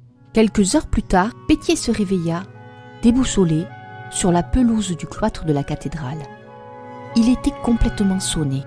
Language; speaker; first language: French; native; French